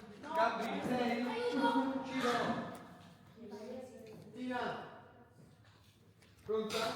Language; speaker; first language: Italian; native; Italian